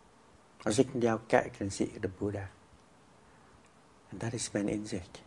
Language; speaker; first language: Dutch; non-native, fluent; Vietnamese